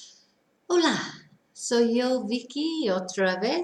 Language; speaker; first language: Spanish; non-native, fluent; English